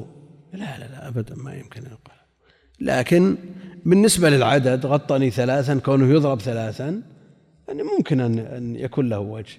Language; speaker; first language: Arabic; native; Arabic